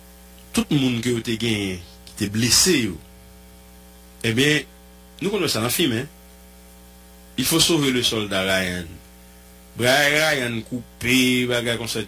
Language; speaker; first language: French; non-native, local second language; Haitian Creole